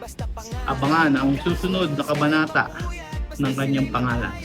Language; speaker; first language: Filipino; native; Filipino